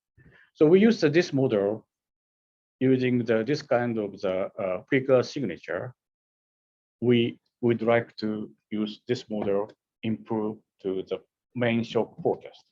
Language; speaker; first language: English; non-native, fluent; Japanese